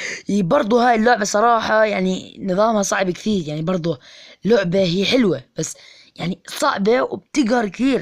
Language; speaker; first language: Arabic; native; Arabic